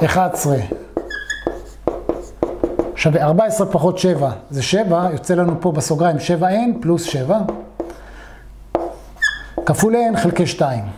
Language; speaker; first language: Hebrew; native; Hebrew